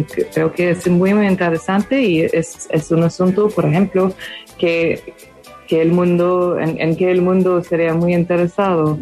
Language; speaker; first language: Spanish; non-native, fluent; English